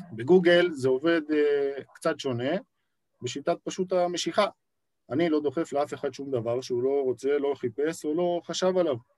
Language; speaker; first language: Hebrew; native; Hebrew